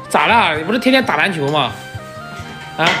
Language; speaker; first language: Chinese; native; Chinese